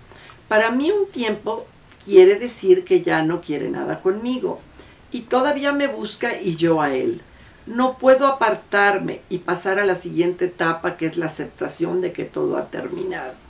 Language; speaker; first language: Spanish; native; Spanish